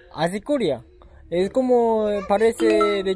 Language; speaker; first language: Spanish; non-native, learner; Japanese